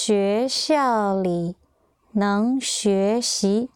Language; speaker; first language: Chinese; non-native, learner; English